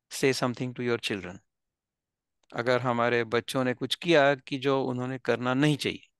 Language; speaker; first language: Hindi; non-native, local second language; Marathi